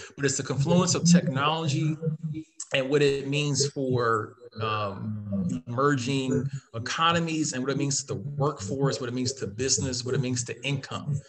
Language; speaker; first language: English; native; English